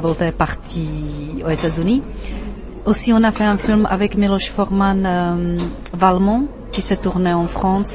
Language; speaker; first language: French; non-native, fluent; Czech